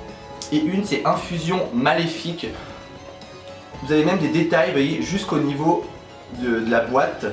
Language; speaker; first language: French; native; French